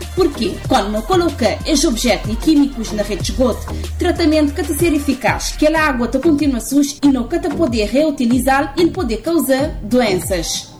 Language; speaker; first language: Portuguese; non-native, local second language; Kabuverdianu